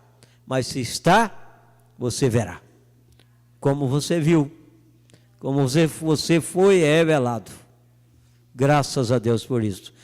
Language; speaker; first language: Portuguese; native; Portuguese